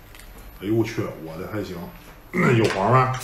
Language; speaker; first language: Chinese; native; Chinese